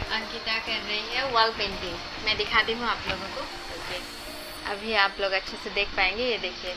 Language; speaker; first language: Hindi; non-native, local second language; Bangla